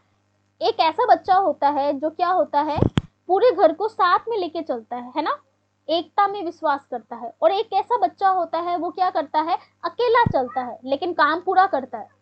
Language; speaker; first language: Hindi; native; Hindi